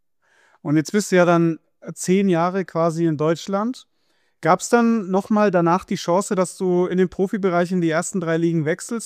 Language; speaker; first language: German; native; German